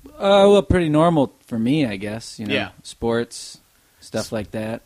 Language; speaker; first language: English; native; English